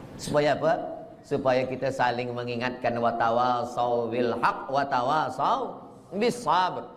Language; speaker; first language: Malay; native; Malay